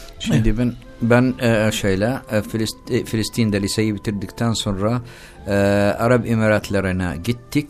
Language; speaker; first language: Turkish; non-native, learner; Arabic